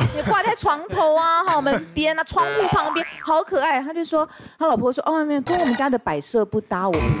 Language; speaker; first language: Chinese; native; Chinese